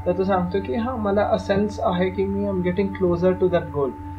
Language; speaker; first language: English; non-native, local second language; Marathi